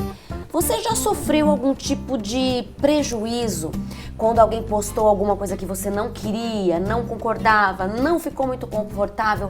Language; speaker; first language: Portuguese; native; Portuguese